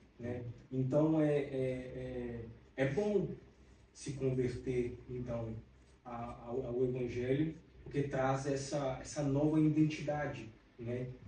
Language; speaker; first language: Portuguese; native; Portuguese